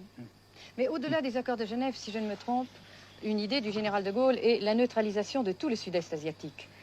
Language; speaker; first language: French; native; French